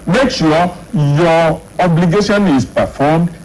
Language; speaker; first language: English; non-native, local second language; Yoruba